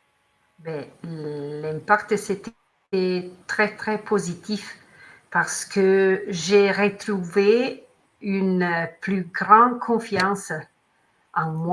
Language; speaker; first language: French; non-native, learner; Italian